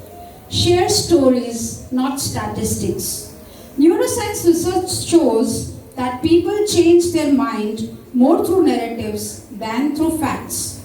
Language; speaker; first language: English; non-native, local second language; Marathi